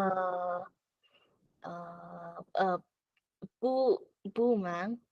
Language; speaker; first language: Chinese; non-native, learner; Vietnamese